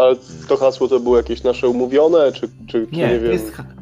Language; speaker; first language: Polish; native; Polish